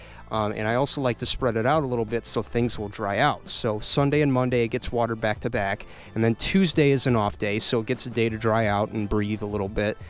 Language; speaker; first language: English; native; English